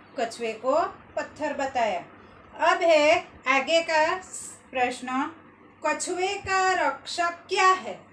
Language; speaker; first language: Hindi; non-native, local second language; Gujarati